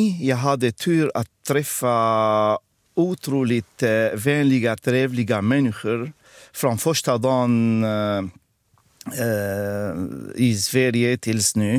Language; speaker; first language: Swedish; non-native, fluent; Arabic